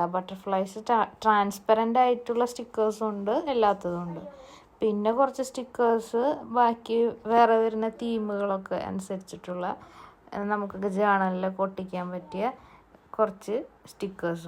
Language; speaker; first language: Malayalam; native; Malayalam